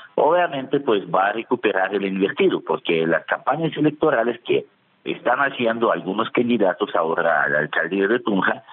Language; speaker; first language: Spanish; non-native, fluent; Russian